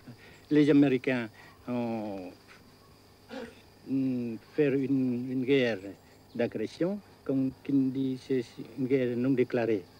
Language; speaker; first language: French; non-native, local second language; Vietnamese